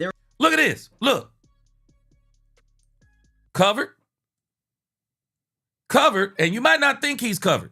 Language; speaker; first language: English; native; English